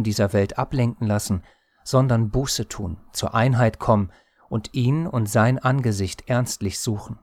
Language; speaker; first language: German; native; German